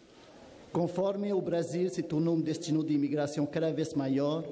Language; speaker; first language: Portuguese; non-native, fluent; French